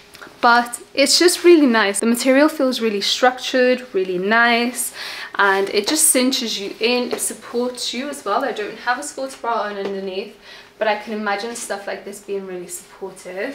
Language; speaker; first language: English; native; English